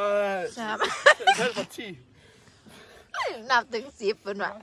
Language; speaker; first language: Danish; non-native, learner; Thai